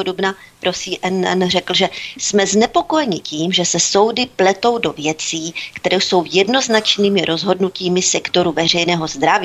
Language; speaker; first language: Czech; native; Czech